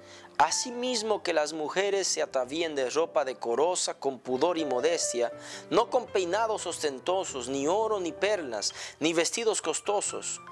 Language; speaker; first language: Spanish; native; Spanish